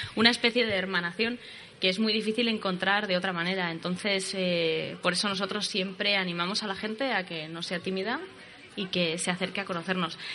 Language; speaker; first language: Spanish; native; Spanish